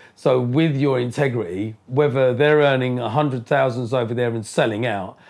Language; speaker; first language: English; native; English